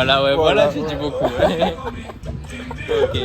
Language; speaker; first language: French; native; French